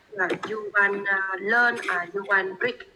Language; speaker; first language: English; non-native, learner; Vietnamese